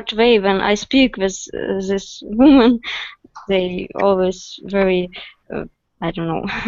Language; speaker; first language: English; non-native, learner; Russian